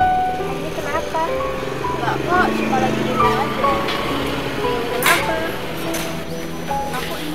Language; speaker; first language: Indonesian; native; Indonesian